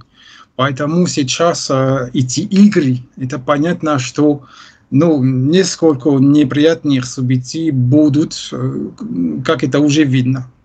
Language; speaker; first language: Russian; non-native, fluent; French